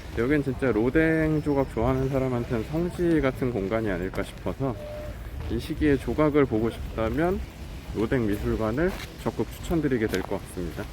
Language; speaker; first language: Korean; native; Korean